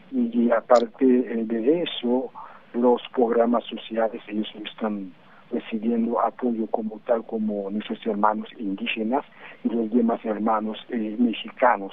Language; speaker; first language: Spanish; non-native, fluent; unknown